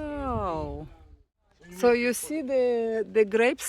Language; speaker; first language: English; non-native, learner; Romanian